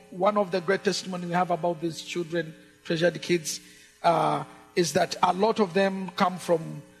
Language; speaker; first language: English; non-native, local second language; Ganda